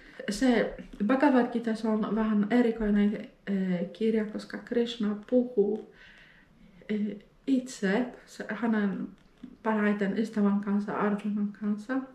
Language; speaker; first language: Finnish; non-native, fluent; Polish